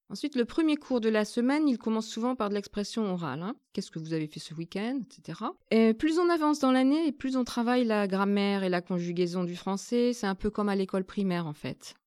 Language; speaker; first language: French; native; French